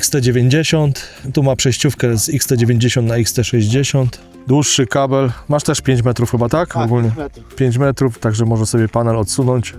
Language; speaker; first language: Polish; native; Polish